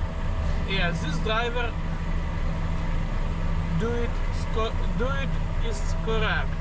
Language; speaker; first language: English; non-native, learner; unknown